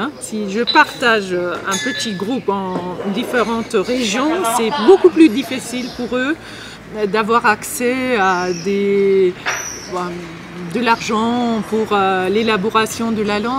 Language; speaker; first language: French; non-native, fluent; German